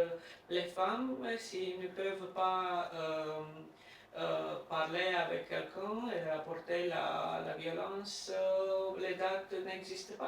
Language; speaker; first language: French; non-native, fluent; Romanian